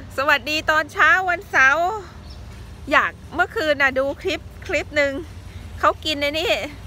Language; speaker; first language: Thai; native; Thai